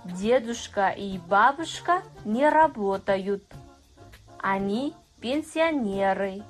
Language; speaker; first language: Russian; non-native, fluent; Kazakh